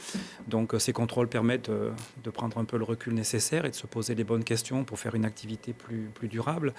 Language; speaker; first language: French; native; French